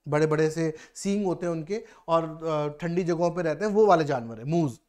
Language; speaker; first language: Hindi; native; Hindi